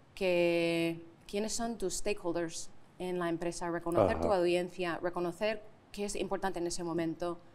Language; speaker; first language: Spanish; non-native, fluent; English